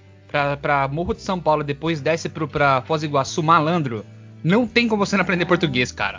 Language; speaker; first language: Portuguese; native; Portuguese